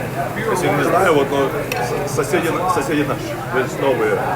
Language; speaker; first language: Russian; native; Russian